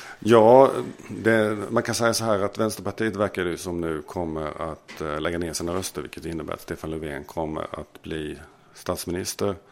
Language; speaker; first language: Swedish; native; Swedish